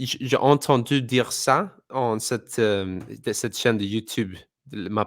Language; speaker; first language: French; non-native, fluent; English